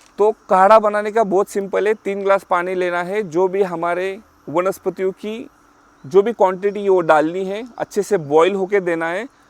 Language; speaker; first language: Hindi; non-native, local second language; Marathi